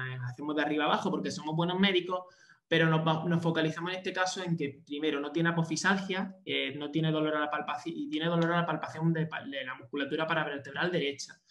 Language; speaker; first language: Spanish; native; Spanish